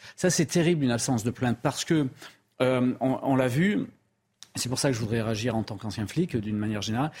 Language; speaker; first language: French; native; French